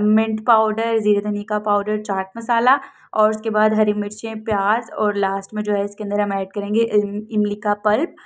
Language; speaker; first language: Urdu; native; Urdu